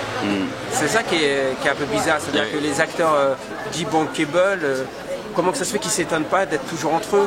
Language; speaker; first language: French; native; French